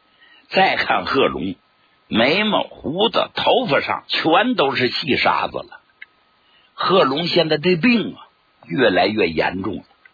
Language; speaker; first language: Chinese; native; Chinese